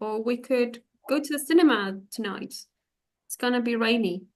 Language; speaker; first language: English; non-native, fluent; Spanish